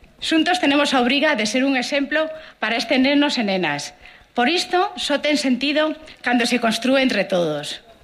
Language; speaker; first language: Galician; non-native, local second language; Spanish